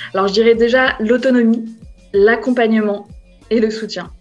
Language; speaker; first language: French; native; French